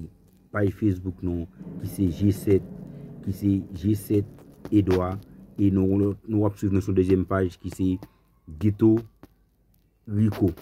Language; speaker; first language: French; non-native, learner; Haitian Creole